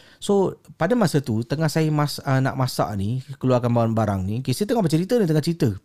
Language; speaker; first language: Malay; native; Malay